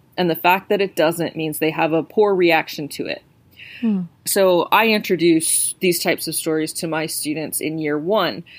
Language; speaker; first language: English; native; English